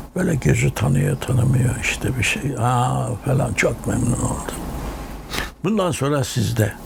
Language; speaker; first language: Turkish; native; Turkish